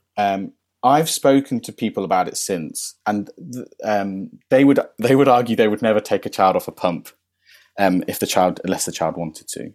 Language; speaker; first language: English; native; English